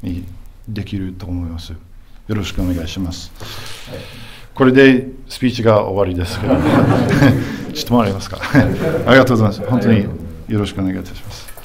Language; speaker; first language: Japanese; non-native, fluent; English